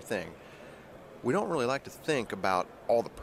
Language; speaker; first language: English; native; English